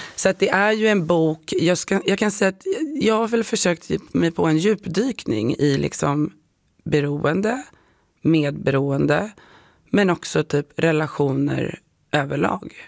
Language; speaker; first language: Swedish; native; Swedish